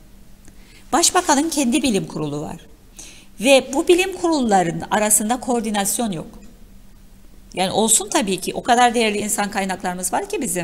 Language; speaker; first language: Turkish; native; Turkish